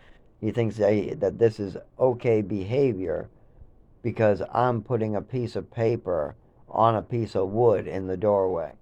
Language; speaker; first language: English; native; English